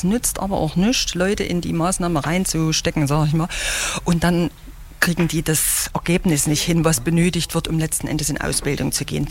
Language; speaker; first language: German; native; German